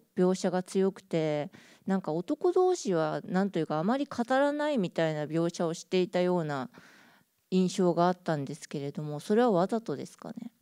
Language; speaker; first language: Japanese; native; Japanese